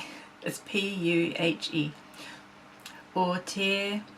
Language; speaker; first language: English; native; English